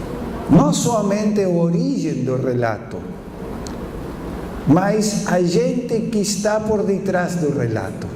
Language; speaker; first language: Portuguese; non-native, fluent; Spanish